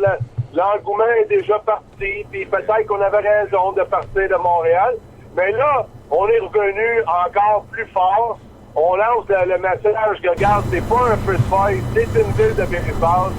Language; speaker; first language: French; native; French